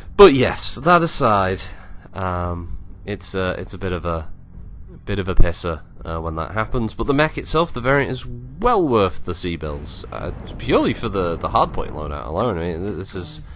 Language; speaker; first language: English; native; English